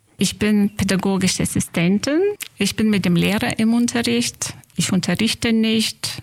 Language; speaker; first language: German; non-native, fluent; Lithuanian